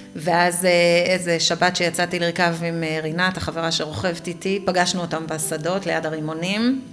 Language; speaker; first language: Hebrew; native; Hebrew